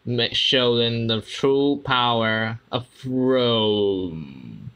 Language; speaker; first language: English; non-native, learner; Chinese